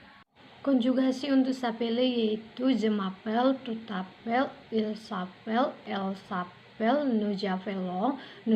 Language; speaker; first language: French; non-native, learner; Indonesian